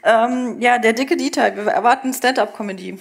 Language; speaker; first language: German; native; German